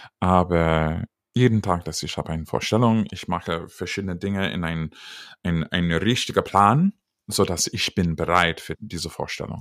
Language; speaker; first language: German; non-native, learner; English